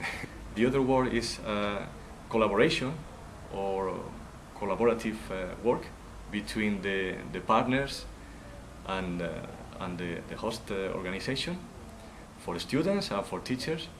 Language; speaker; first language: English; non-native, learner; Spanish